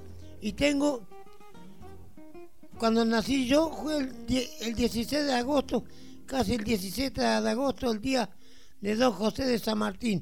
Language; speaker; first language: Spanish; native; Spanish